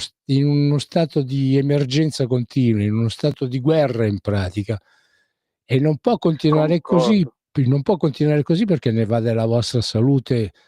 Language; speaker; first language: Italian; native; Italian